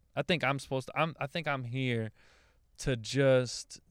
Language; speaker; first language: English; native; English